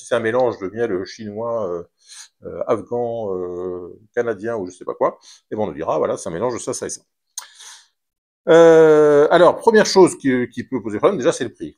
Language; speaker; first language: French; native; French